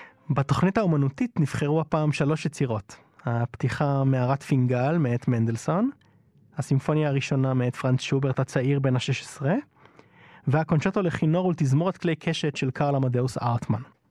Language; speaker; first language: Hebrew; native; Hebrew